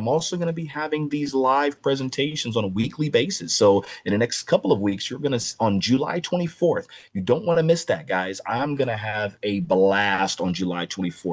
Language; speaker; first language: English; native; English